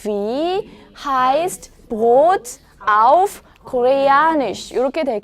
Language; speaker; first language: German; non-native, fluent; Korean